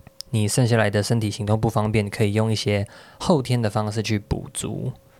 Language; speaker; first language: Chinese; early bilingual, other home language; English